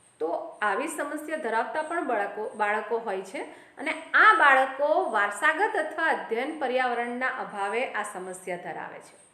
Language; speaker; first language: Gujarati; non-native, local second language; Hindi